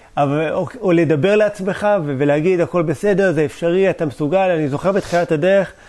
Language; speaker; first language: Hebrew; native; Hebrew